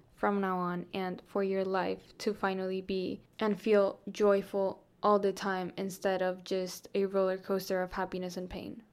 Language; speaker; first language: English; non-native, fluent; Spanish